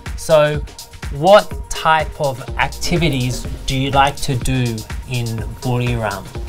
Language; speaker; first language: English; native; English